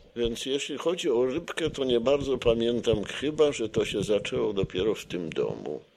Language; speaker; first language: Polish; native; Polish